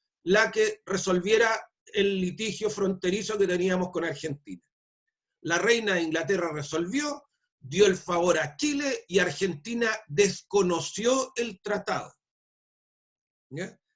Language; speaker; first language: Spanish; native; Spanish